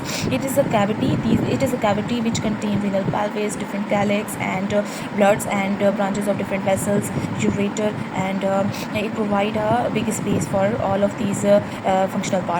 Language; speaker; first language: English; non-native, local second language; Hindi